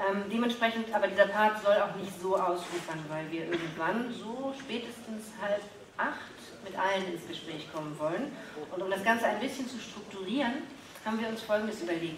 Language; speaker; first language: German; native; German